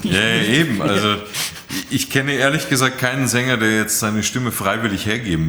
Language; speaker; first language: German; native; German